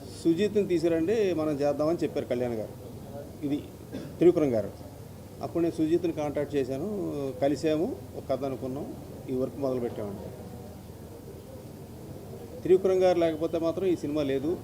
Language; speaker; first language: Telugu; native; Telugu